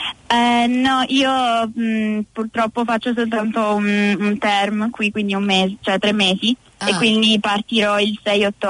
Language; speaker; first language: Italian; native; Italian